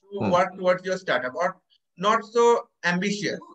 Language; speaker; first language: English; non-native, local second language; Bangla